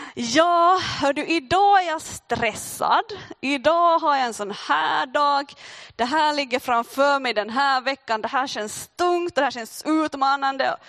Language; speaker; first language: Swedish; native; Swedish